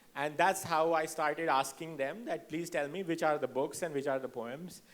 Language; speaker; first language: English; non-native, local second language; Hindi